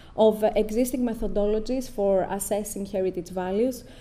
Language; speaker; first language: English; non-native, fluent; Greek